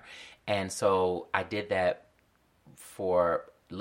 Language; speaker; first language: English; native; English